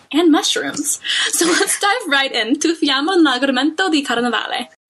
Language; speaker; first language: Italian; non-native, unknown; English